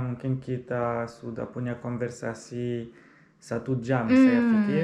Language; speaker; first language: Indonesian; non-native, learner; Arabic